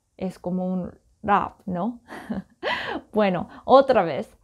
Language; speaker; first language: Spanish; non-native, learner; Korean